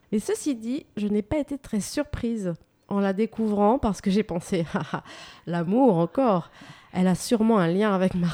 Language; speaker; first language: French; native; French